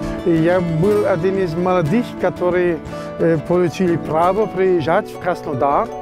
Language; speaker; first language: Russian; non-native, fluent; German